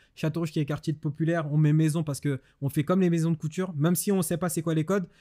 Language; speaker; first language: French; native; French